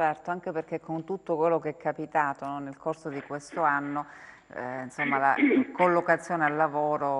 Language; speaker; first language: Italian; native; Italian